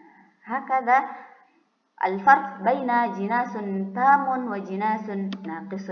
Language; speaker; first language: Arabic; non-native, fluent; Indonesian